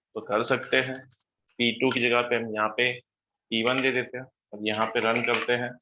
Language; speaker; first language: Hindi; non-native, local second language; Gujarati